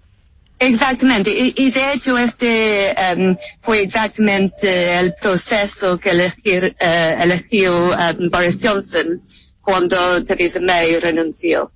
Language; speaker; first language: Spanish; non-native, fluent; English